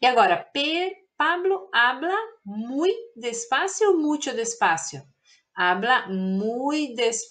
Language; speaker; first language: Spanish; non-native, fluent; Portuguese